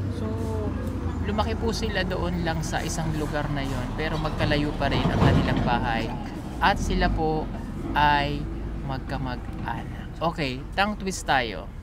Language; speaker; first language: Filipino; native; Filipino